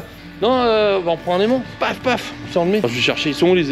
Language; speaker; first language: French; native; French